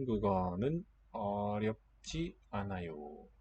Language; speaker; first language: Korean; non-native, learner; English